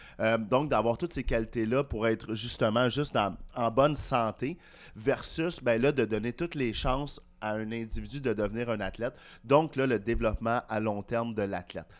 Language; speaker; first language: French; native; French